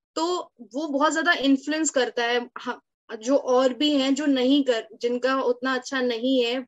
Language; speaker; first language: Hindi; native; Hindi